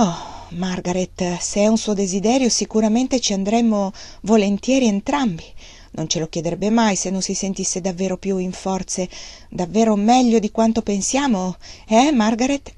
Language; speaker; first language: Italian; native; Italian